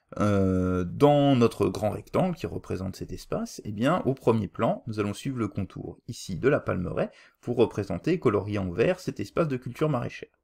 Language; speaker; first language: French; native; French